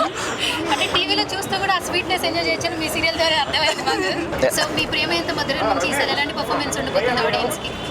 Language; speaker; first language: Telugu; native; Telugu